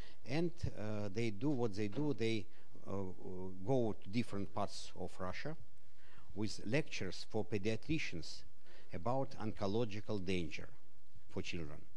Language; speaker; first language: English; non-native, fluent; Russian